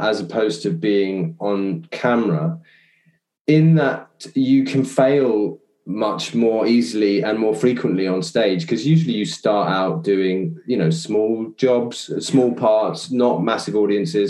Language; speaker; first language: English; native; English